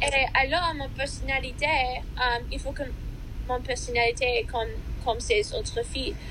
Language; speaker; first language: French; non-native, learner; English